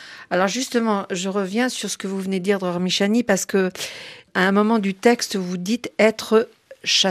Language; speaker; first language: French; native; French